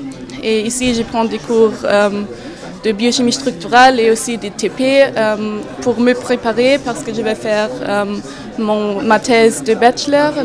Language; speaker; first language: French; non-native, fluent; German